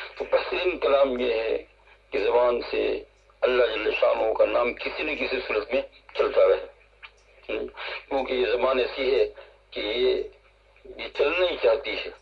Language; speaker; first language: Urdu; non-native, local second language; Gujarati